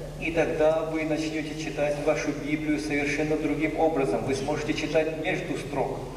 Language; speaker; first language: Russian; native; Russian